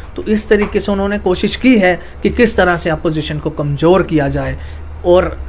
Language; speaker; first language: Hindi; native; Hindi